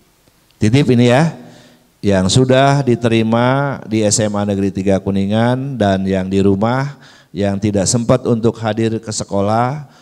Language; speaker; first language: Indonesian; native; Indonesian